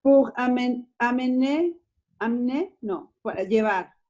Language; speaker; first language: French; non-native, learner; Spanish